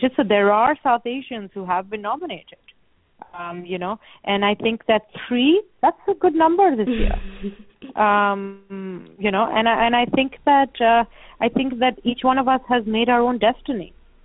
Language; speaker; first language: English; non-native, local second language; Urdu